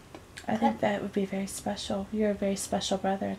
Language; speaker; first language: English; native; English